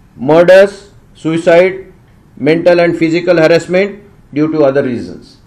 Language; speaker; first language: English; non-native, local second language; Marathi